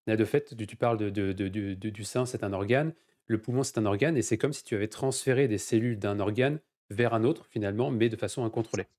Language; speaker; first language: French; native; French